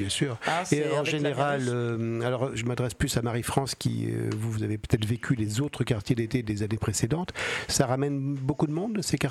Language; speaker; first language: French; native; French